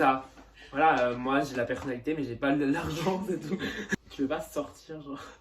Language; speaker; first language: French; native; French